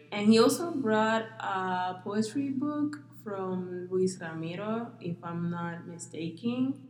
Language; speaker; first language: English; non-native, local second language; Spanish